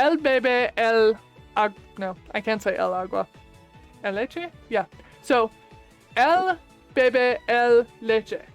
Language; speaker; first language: Spanish; non-native, learner; English